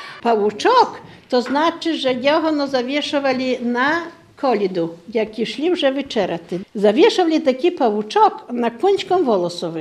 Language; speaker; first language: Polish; non-native, local second language; Ukrainian